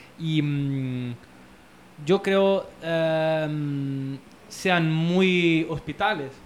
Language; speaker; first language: Spanish; non-native, fluent; Italian